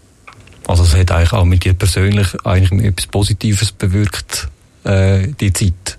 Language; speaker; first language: German; native; German